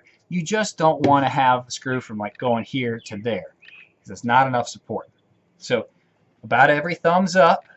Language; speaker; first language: English; native; English